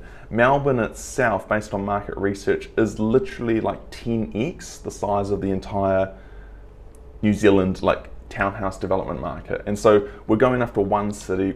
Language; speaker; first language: English; native; English